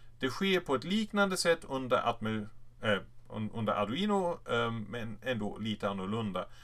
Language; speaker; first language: Swedish; non-native, fluent; German